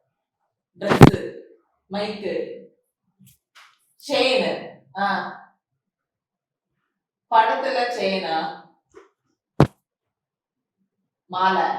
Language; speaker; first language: Tamil; non-native, learner; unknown